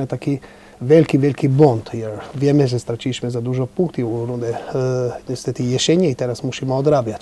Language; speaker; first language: Polish; non-native, fluent; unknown